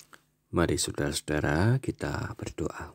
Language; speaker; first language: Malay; non-native, local second language; Javanese